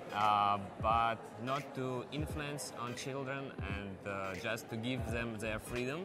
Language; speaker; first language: English; non-native, fluent; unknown